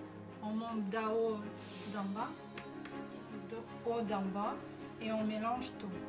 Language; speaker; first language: French; non-native, fluent; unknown